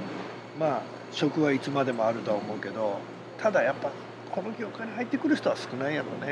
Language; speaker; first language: Japanese; native; Japanese